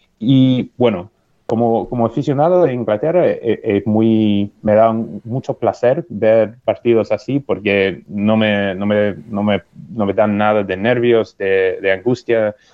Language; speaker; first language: Spanish; non-native, fluent; English